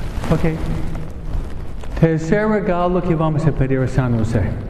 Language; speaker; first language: Spanish; native; Spanish